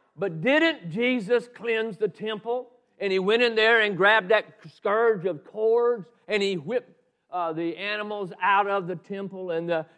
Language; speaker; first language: English; native; English